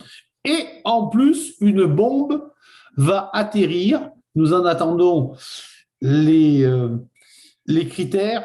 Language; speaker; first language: French; native; French